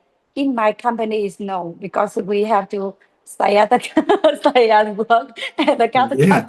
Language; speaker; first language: English; non-native, learner; Vietnamese